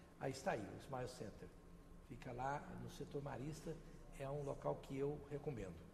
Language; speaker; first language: Portuguese; native; Portuguese